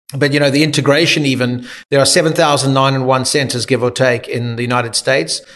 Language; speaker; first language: English; native; English